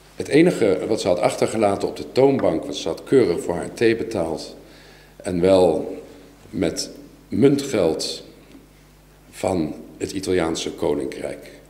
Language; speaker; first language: Dutch; native; Dutch